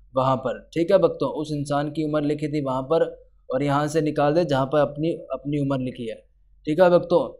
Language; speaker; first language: Hindi; native; Hindi